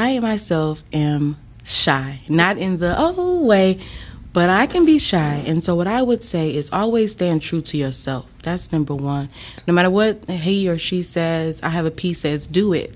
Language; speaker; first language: English; native; English